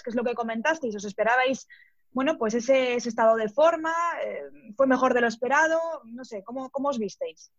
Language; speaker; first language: Spanish; native; Spanish